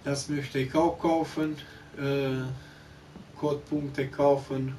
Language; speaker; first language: German; non-native, local second language; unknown